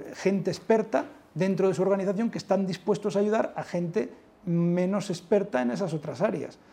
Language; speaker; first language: Spanish; native; Spanish